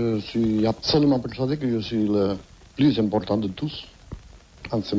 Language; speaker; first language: French; non-native, fluent; Catalan